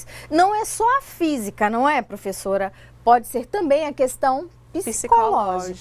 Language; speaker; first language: Portuguese; native; Portuguese